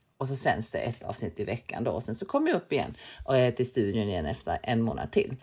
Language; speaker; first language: Swedish; early bilingual, other home language; Korean